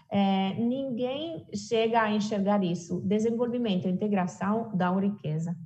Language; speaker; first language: Portuguese; non-native, fluent; Italian